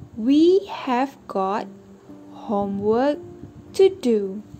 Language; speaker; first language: English; non-native, local second language; Malay